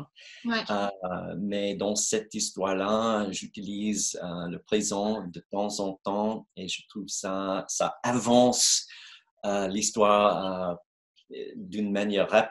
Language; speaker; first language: French; non-native, fluent; English